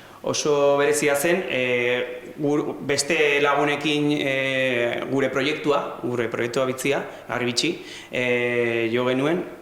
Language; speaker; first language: Basque; non-native, local second language; Spanish